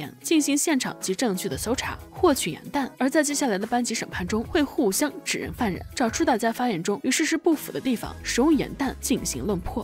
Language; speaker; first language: Chinese; native; Chinese